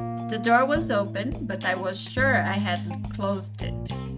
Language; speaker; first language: English; non-native, fluent; Portuguese